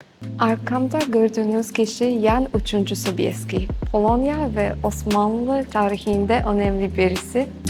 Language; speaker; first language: Turkish; non-native, learner; Polish